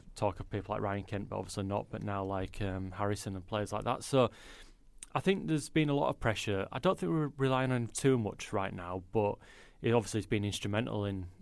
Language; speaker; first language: English; native; English